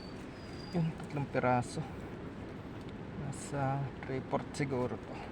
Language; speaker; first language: Filipino; native; Filipino